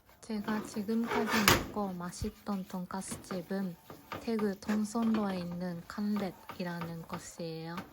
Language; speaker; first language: Korean; non-native, fluent; Japanese